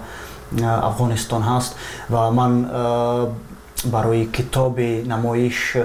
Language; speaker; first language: Tajik; non-native, fluent; Czech